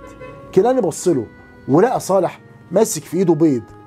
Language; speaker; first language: Arabic; native; Arabic